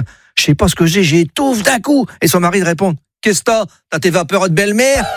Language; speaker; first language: French; native; French